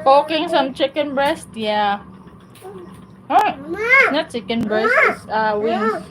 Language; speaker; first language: English; non-native, local second language; Cebuano